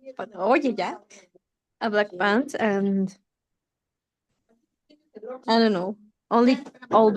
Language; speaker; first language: English; non-native, learner; Spanish